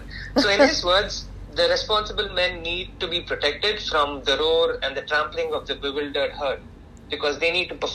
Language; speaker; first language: English; non-native, local second language; Tamil